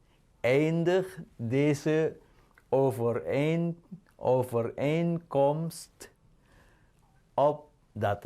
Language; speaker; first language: Dutch; non-native, fluent; Indonesian